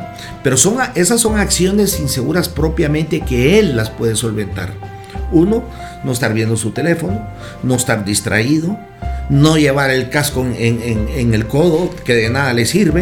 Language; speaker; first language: Spanish; native; Spanish